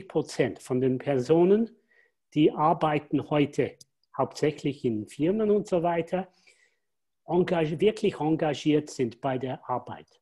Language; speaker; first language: German; non-native, fluent; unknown